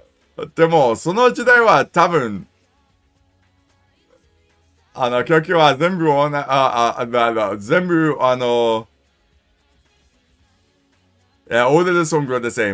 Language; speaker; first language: Japanese; non-native, learner; English